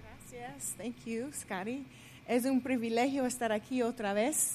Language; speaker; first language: Spanish; non-native, fluent; English